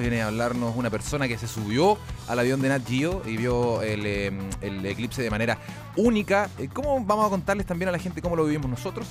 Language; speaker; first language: Spanish; native; Spanish